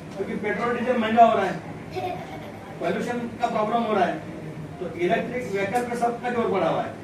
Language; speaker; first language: Hindi; non-native, local second language; Marathi